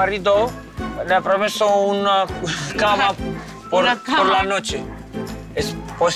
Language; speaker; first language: Spanish; non-native, learner; Romanian